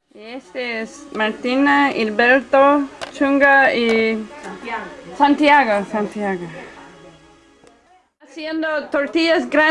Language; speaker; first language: Spanish; non-native, learner; English